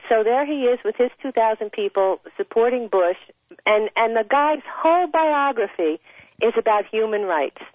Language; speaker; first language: English; native; English